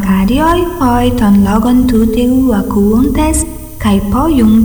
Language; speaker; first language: Greek; non-native, fluent; Portuguese